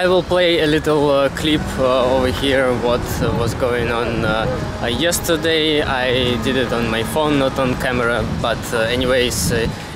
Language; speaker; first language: English; non-native, learner; Russian